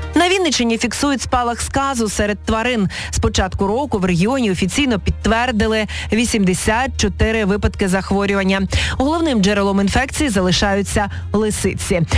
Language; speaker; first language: Ukrainian; native; Ukrainian